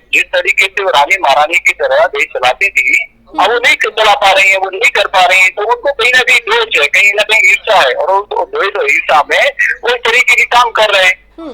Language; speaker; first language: Hindi; native; Hindi